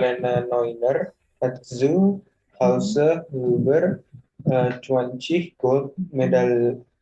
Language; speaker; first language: German; non-native, learner; Indonesian